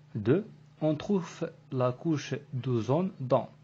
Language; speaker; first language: French; non-native, local second language; Arabic